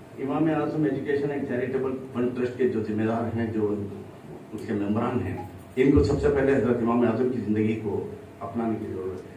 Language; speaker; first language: Urdu; native; Urdu